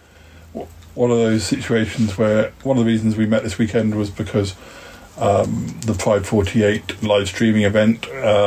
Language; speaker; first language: English; native; English